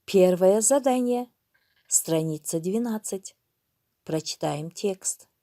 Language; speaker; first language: Russian; non-native, local second language; Kyrgyz